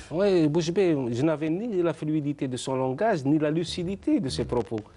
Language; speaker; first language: French; non-native, local second language; Arabic